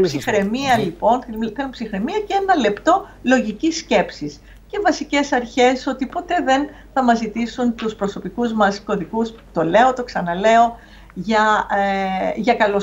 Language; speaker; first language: Greek; native; Greek